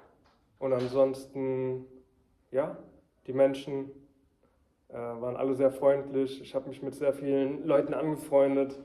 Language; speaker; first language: German; early bilingual, heritage; German